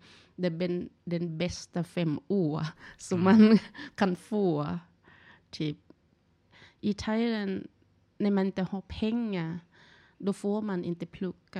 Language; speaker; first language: Swedish; non-native, learner; Thai